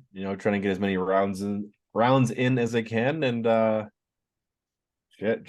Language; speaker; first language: English; native; English